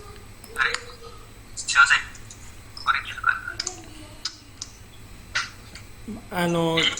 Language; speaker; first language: Japanese; non-native, learner; Indonesian